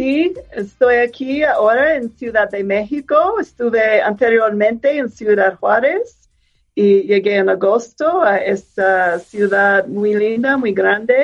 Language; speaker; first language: Spanish; non-native, fluent; English